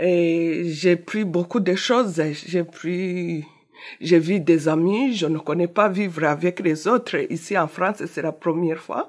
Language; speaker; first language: French; non-native, learner; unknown